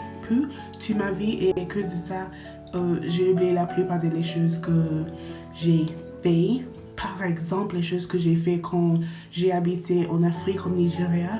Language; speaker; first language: French; non-native, learner; English